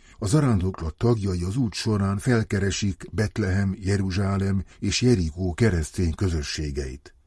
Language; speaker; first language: Hungarian; native; Hungarian